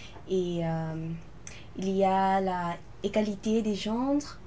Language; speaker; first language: French; non-native, learner; Lao